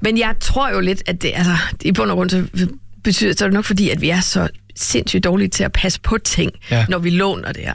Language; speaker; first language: Danish; native; Danish